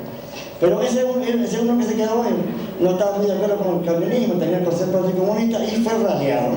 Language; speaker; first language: Spanish; native; Spanish